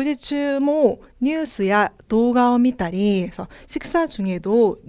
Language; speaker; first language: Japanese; non-native, fluent; Korean